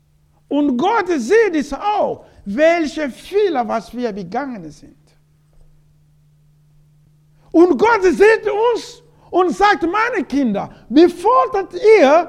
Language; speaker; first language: German; non-native, learner; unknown